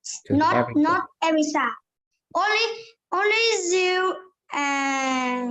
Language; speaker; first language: English; non-native, learner; Vietnamese